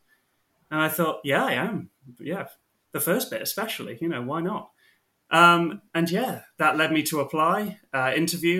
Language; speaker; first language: English; native; English